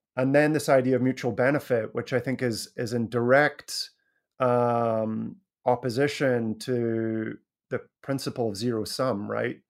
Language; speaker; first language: English; native; English